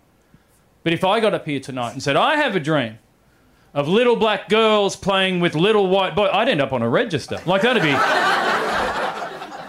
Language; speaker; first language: English; native; English